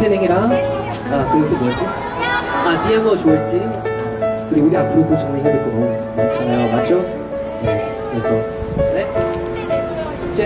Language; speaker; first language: Korean; non-native, fluent; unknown